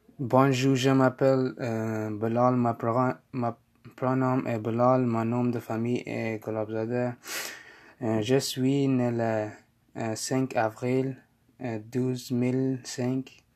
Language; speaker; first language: French; non-native, learner; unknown